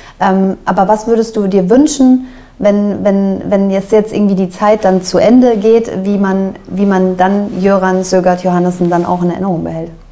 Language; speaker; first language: German; native; German